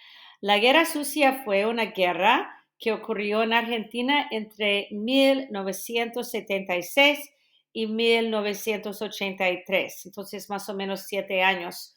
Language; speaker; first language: Spanish; non-native, fluent; English